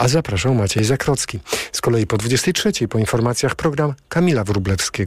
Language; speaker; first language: Polish; native; Polish